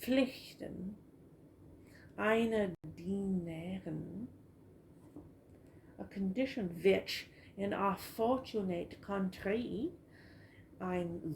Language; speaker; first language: German; non-native, learner; English